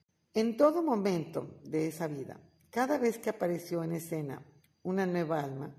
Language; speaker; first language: Spanish; native; Spanish